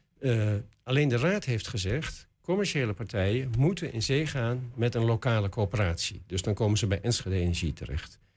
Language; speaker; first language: Dutch; native; Dutch